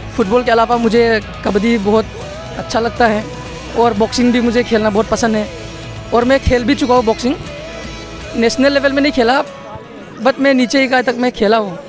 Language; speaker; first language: Hindi; non-native, local second language; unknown